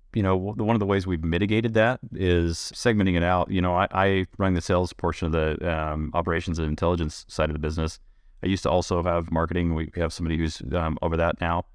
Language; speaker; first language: English; native; English